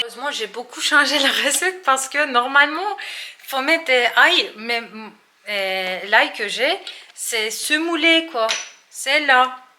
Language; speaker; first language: French; non-native, learner; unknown